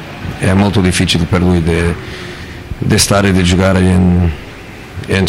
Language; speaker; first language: Italian; non-native, fluent; Portuguese